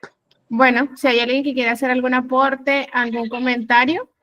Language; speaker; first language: Spanish; native; Spanish